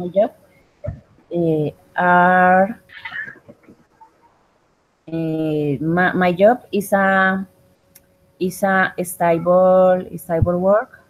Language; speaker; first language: English; non-native, learner; Spanish